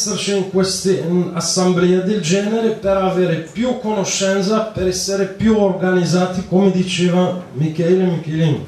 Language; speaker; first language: Italian; non-native, fluent; Arabic